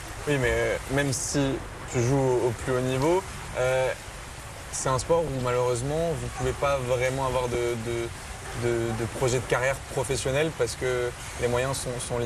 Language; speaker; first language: French; native; French